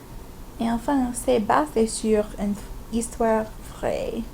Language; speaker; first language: French; non-native, fluent; English